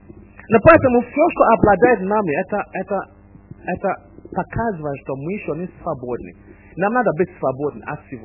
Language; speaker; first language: Russian; non-native, fluent; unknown